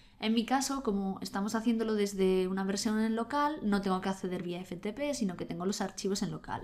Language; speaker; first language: Spanish; native; Spanish